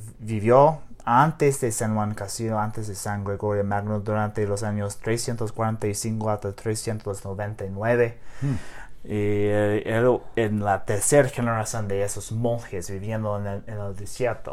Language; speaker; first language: Spanish; non-native, learner; English